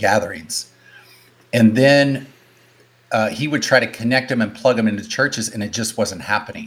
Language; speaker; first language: English; native; English